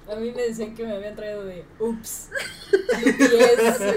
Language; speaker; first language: Spanish; native; Spanish